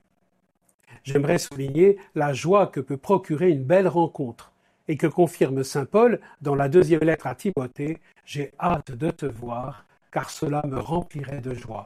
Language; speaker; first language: French; native; French